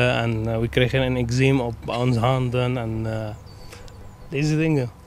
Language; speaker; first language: Dutch; non-native, learner; Arabic